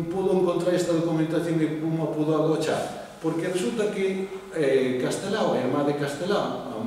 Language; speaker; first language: Spanish; non-native, local second language; Galician